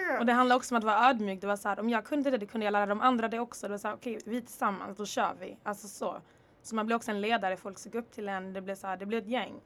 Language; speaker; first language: Swedish; early bilingual, other home language; Kinyarwanda